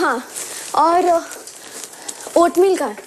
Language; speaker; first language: Hindi; native; Hindi